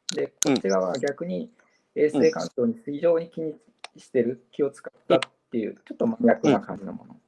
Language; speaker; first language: Japanese; native; Japanese